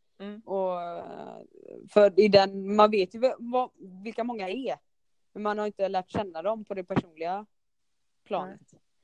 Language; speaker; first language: Swedish; early bilingual, other home language; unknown